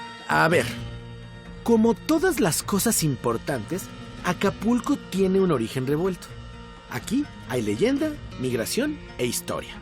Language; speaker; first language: Spanish; native; Spanish